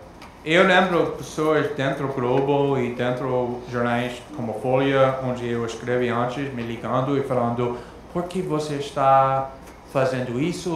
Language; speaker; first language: Portuguese; non-native, fluent; English